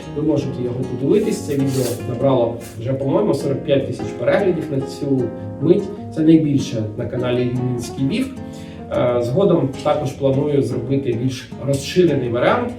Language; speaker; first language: Ukrainian; non-native, local second language; Russian